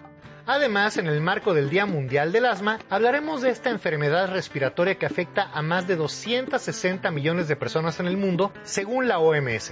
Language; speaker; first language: Spanish; native; Spanish